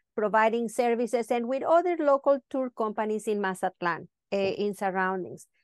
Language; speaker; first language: English; non-native, fluent; Spanish